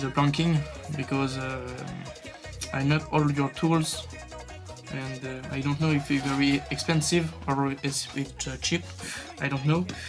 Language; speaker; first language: English; non-native, learner; French